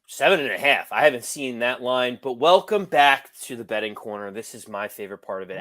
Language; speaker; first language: English; native; English